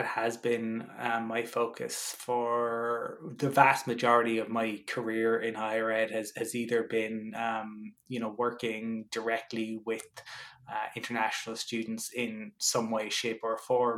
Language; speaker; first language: English; native; English